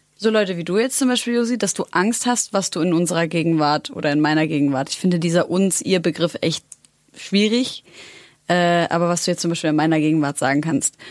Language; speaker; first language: German; early bilingual, other home language; Arabic